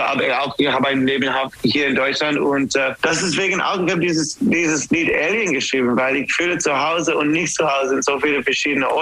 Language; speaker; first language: German; non-native, learner; English